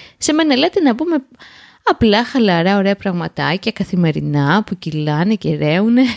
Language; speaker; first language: Greek; native; Greek